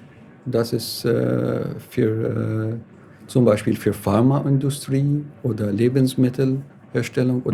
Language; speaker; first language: German; non-native, fluent; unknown